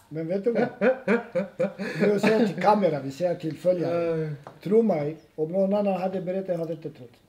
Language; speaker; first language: Swedish; non-native, fluent; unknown